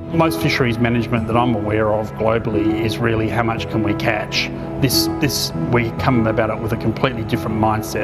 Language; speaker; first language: English; native; English